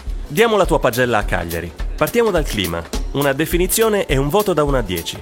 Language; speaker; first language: Italian; native; Italian